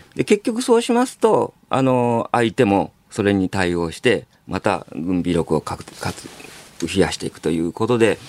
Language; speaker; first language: Japanese; native; Japanese